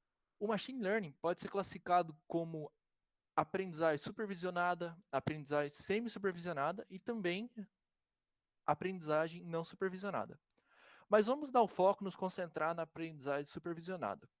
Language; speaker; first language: Portuguese; native; Portuguese